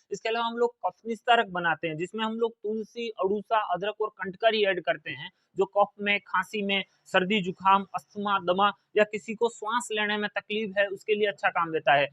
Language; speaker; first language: Hindi; native; Hindi